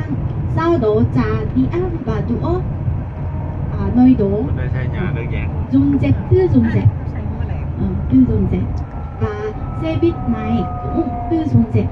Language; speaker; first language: Vietnamese; non-native, learner; Korean